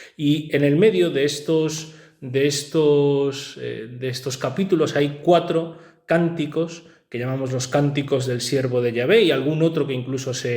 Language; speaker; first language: Spanish; native; Spanish